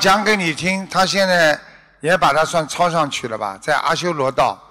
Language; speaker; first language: Chinese; native; Chinese